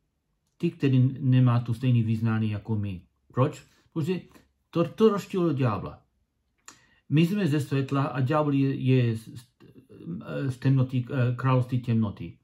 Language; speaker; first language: Czech; non-native, learner; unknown